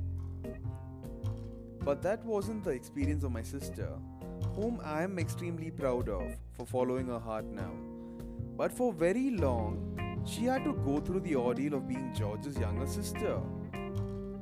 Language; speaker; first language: English; non-native, local second language; Malayalam